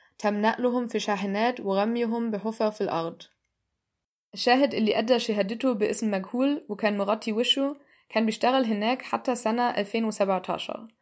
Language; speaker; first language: Arabic; non-native, fluent; German